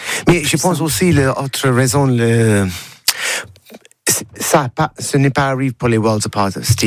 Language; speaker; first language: French; non-native, learner; English